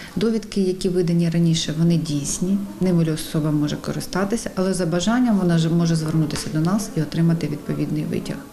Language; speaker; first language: Ukrainian; native; Ukrainian